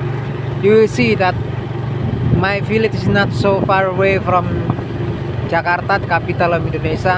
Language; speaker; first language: English; non-native, learner; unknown